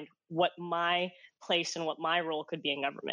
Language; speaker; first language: English; non-native, local second language; Cantonese